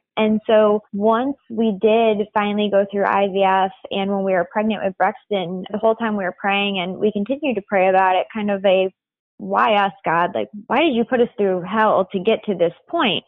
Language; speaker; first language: English; native; English